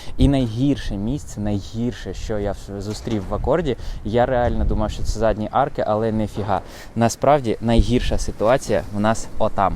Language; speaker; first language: Ukrainian; non-native, local second language; Russian